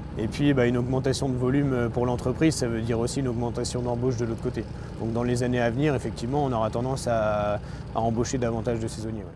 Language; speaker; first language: French; native; French